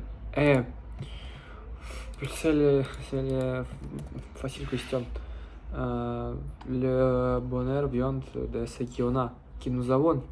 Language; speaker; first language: French; non-native, learner; Russian